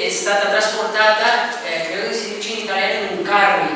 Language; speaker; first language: Italian; non-native, fluent; Spanish